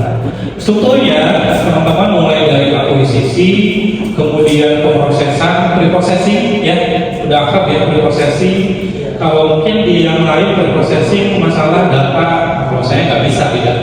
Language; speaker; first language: Indonesian; native; Indonesian